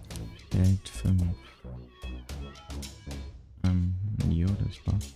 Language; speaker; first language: German; native; German